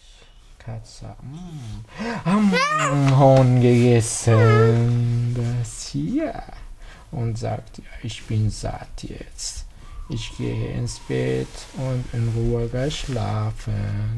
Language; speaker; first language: German; non-native, learner; Arabic